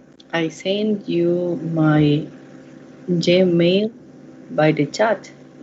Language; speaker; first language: English; non-native, learner; Spanish